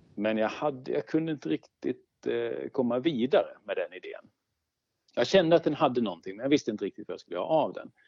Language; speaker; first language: Swedish; native; Swedish